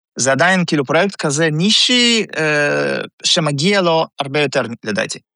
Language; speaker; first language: Hebrew; early bilingual, other home language; Russian